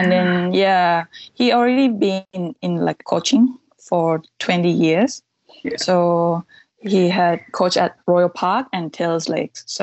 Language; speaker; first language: English; non-native, fluent; Thai